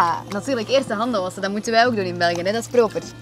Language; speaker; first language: Dutch; native; Dutch